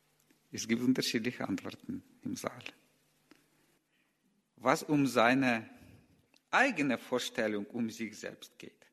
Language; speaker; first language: German; non-native, learner; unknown